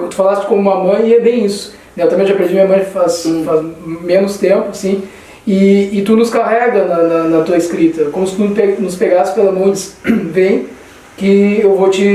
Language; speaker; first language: Portuguese; native; Portuguese